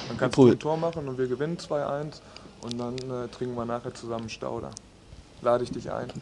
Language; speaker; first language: German; native; German